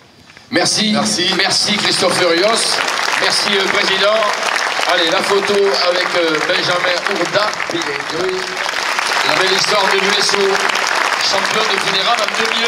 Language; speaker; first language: French; native; French